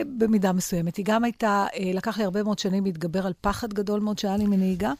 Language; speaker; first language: Hebrew; native; Hebrew